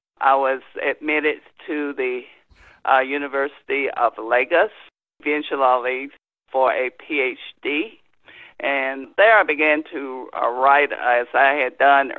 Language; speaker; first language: English; native; English